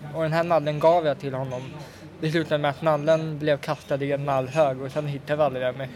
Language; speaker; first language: Swedish; early bilingual, other home language; Russian